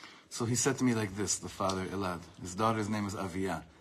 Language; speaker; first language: English; native; English